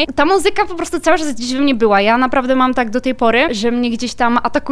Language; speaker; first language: Polish; native; Polish